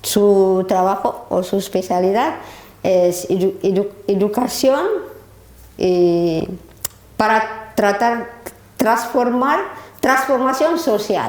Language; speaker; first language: Spanish; non-native, learner; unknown